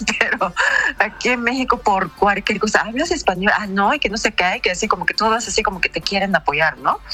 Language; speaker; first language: Spanish; non-native, fluent; Japanese